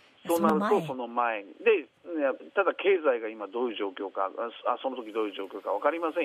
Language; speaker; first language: Japanese; native; Japanese